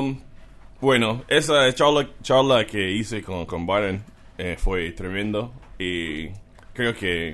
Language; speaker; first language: Spanish; non-native, learner; English